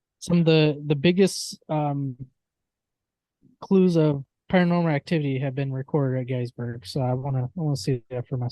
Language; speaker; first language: English; native; English